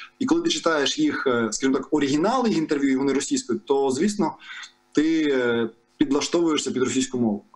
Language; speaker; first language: Ukrainian; non-native, local second language; Russian